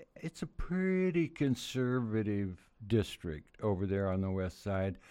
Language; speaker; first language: English; native; English